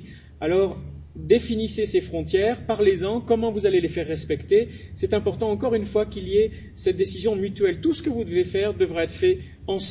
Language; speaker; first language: French; native; French